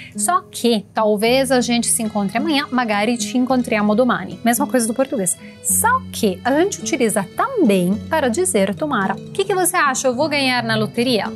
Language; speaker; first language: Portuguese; non-native, fluent; Italian